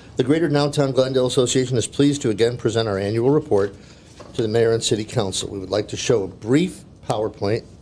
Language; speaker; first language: English; native; English